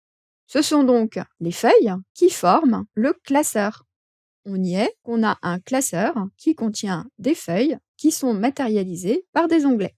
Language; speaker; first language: French; native; French